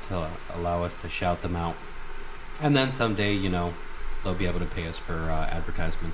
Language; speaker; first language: English; early bilingual, other home language; Spanish